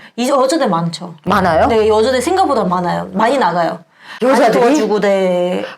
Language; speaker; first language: Korean; non-native, fluent; Ukrainian